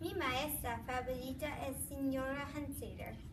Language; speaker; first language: Spanish; non-native, learner; English